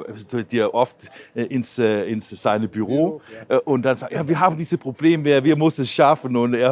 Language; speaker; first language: German; non-native, learner; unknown